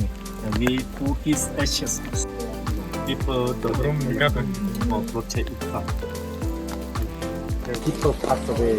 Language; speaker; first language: English; non-native, learner; Thai